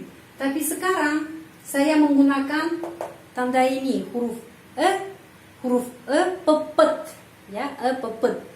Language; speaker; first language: Indonesian; non-native, fluent; Russian